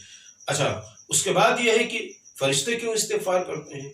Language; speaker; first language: Urdu; native; Urdu